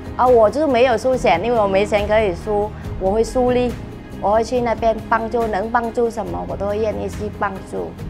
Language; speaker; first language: Chinese; non-native, fluent; Vietnamese